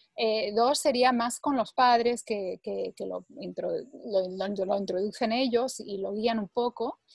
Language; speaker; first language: Spanish; early bilingual, other home language; English